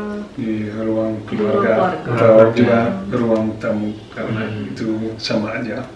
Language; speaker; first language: Indonesian; non-native, fluent; Dutch